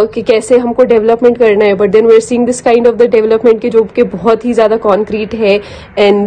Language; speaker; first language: English; non-native, local second language; Kashmiri